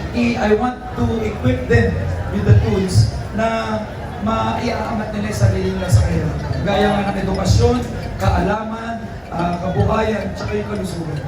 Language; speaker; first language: Filipino; native; Filipino